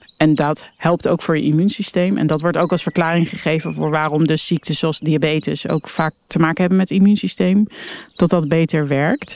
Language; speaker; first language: Dutch; native; Dutch